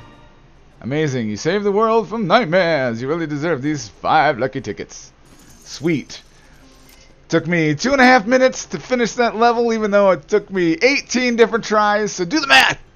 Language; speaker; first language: English; native; English